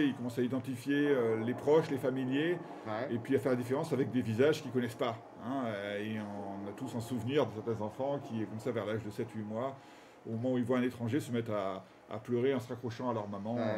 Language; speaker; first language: French; native; French